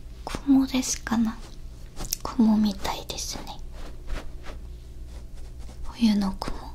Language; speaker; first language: Japanese; non-native, learner; Korean